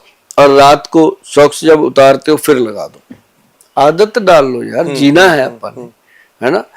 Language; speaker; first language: Hindi; native; Hindi